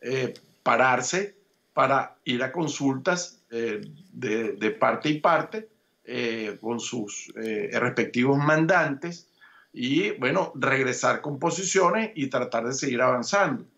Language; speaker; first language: Spanish; native; Spanish